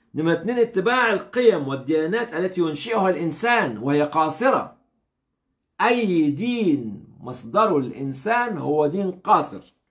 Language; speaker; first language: Arabic; native; Arabic